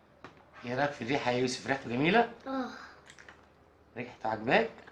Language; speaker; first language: Arabic; native; Arabic